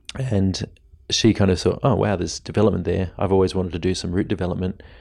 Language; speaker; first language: English; native; English